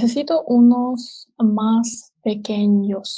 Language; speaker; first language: Spanish; non-native, learner; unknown